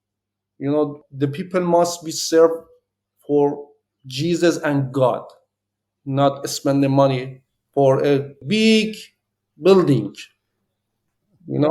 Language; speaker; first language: English; non-native, learner; Persian